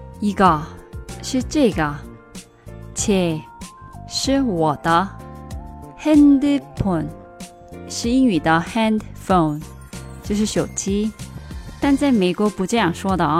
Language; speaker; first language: Chinese; non-native, fluent; Korean